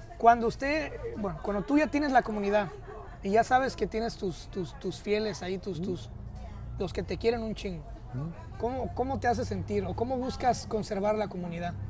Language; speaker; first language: Spanish; early bilingual, heritage; Spanish